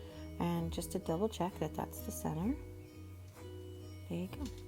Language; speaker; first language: English; native; English